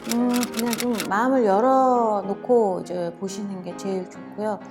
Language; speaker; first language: Korean; non-native, fluent; Mongolian